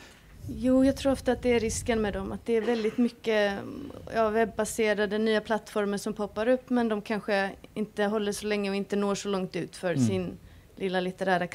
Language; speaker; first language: Swedish; non-native, fluent; Icelandic